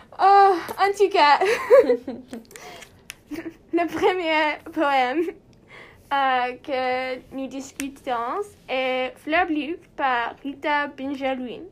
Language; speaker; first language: French; non-native, learner; English